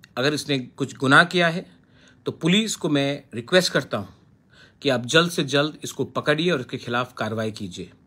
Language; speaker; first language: Hindi; non-native, local second language; Kok Borok